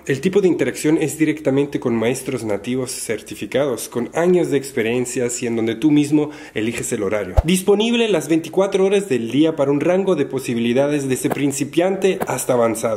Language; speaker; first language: Spanish; non-native, fluent; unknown